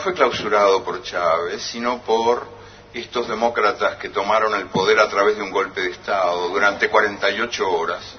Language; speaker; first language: Spanish; native; Spanish